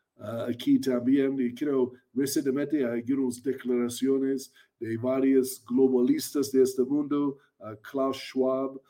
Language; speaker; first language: Spanish; non-native, fluent; English